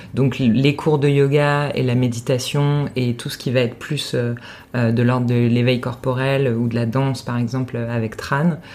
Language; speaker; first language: French; native; French